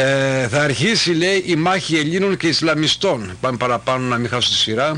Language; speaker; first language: Greek; native; Greek